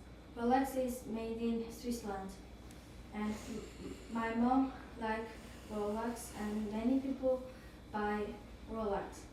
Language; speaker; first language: English; non-native, learner; Korean